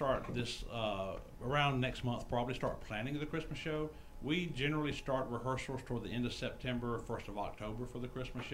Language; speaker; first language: English; native; English